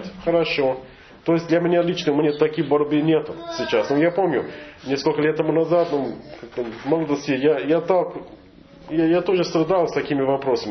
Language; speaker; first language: Russian; non-native, fluent; English